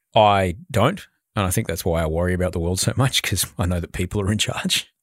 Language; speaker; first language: English; native; English